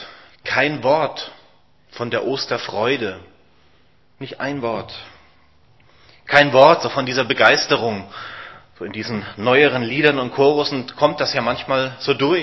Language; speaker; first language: German; native; German